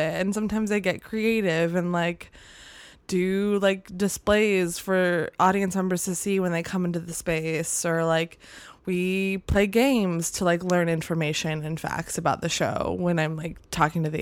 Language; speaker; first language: English; native; English